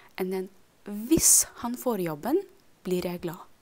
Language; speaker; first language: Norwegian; non-native, fluent; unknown